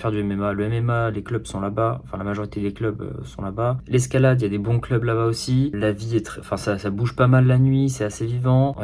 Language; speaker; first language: French; native; French